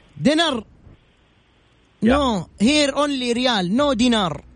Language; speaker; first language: English; non-native, learner; Arabic